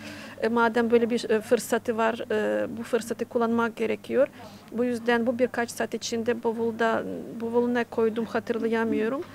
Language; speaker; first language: Turkish; non-native, fluent; Ukrainian